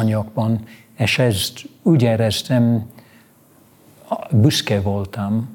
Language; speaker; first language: Hungarian; non-native, fluent; English